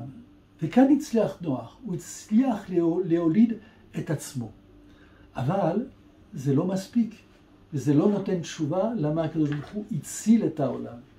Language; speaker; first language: Hebrew; non-native, fluent; French